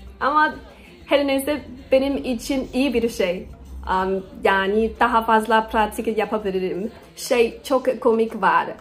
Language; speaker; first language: Turkish; non-native, learner; Chinese